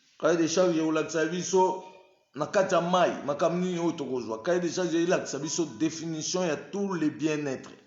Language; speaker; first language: Lingala; non-native, local second language; Kongo